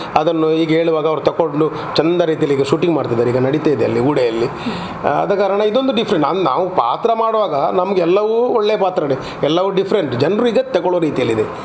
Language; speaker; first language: Kannada; non-native, local second language; Tulu